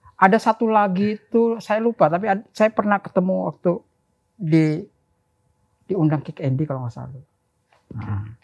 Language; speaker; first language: Indonesian; native; Indonesian